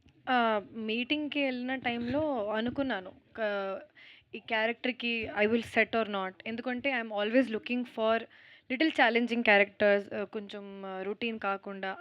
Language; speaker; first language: Telugu; non-native, fluent; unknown